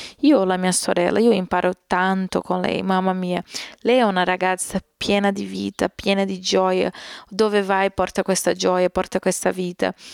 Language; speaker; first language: Italian; non-native, fluent; Portuguese